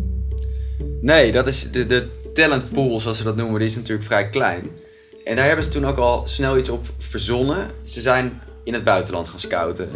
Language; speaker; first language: Dutch; native; Dutch